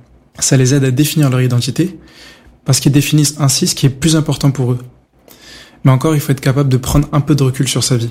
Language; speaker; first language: French; native; French